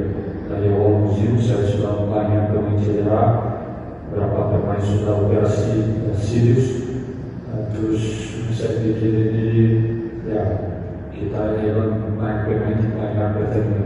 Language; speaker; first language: Indonesian; non-native, fluent; Portuguese